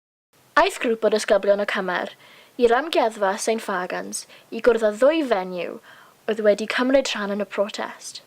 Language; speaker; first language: Welsh; non-native, local second language; English